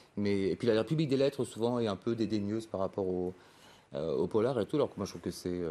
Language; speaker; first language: French; native; French